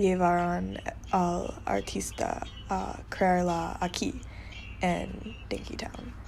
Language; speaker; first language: Spanish; non-native, learner; English